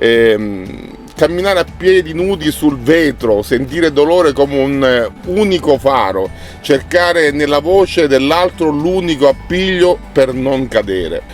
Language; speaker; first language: Italian; native; Italian